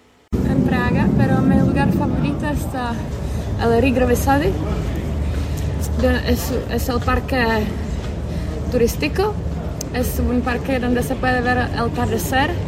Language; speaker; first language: Spanish; non-native, learner; Czech